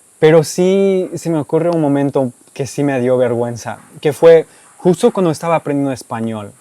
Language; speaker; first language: Spanish; non-native, fluent; English